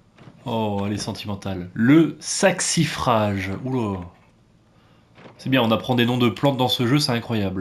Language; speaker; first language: French; native; French